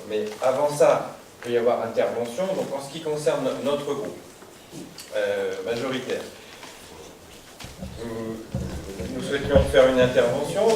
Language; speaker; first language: French; native; French